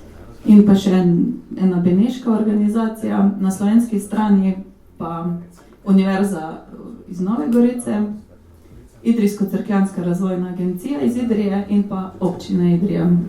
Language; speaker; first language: Slovenian; native; Slovenian